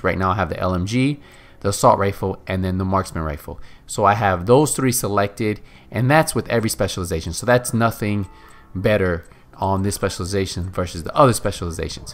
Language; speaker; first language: English; native; English